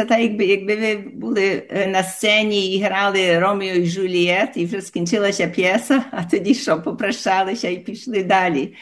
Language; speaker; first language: Ukrainian; early bilingual, heritage; Ukrainian